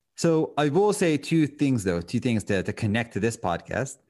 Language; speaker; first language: English; non-native, fluent; Hebrew